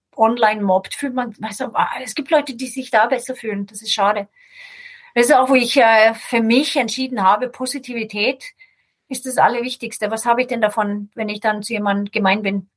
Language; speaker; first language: German; non-native, fluent; Swedish